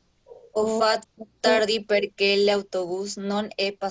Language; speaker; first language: Italian; non-native, learner; Spanish